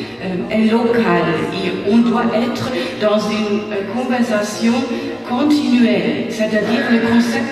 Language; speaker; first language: French; non-native, fluent; German